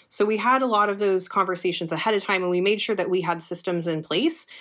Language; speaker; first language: English; native; English